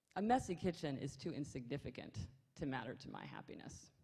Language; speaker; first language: English; native; English